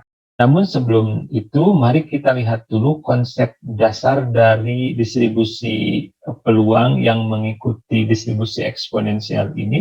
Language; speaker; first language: Indonesian; native; Indonesian